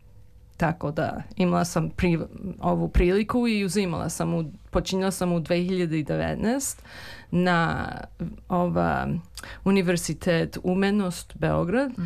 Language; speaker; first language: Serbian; early bilingual, heritage; Serbian